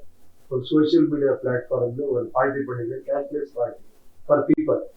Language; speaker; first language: Tamil; non-native, learner; Kannada